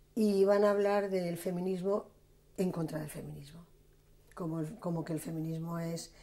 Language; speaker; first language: Spanish; native; Spanish